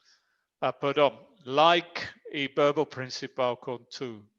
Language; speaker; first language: Spanish; non-native, fluent; English